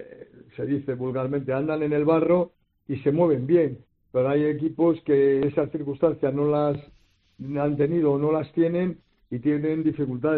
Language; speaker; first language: Spanish; native; Spanish